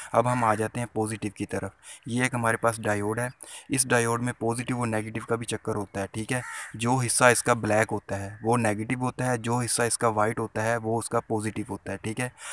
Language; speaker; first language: Urdu; non-native, local second language; Punjabi